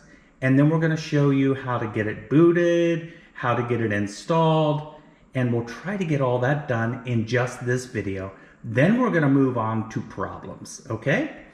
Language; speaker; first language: English; native; English